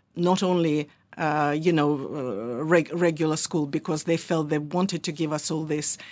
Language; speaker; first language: English; early bilingual, other home language; Russian